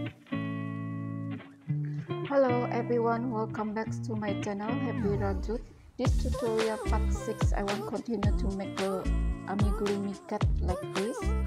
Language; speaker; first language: English; non-native, learner; Indonesian